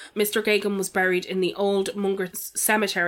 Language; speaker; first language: English; native; English